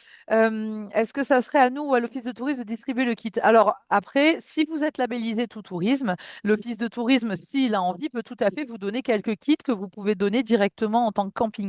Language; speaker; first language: French; native; French